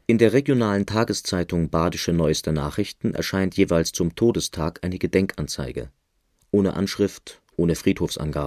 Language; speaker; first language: German; native; German